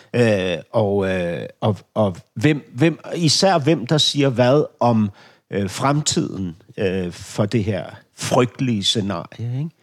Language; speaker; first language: Danish; native; Danish